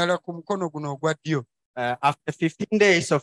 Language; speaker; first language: English; non-native, fluent; Oromo